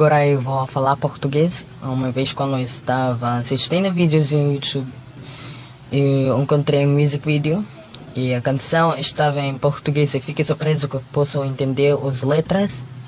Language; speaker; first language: Portuguese; non-native, learner; Filipino